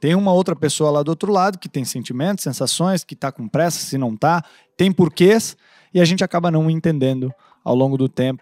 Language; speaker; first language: Portuguese; native; Portuguese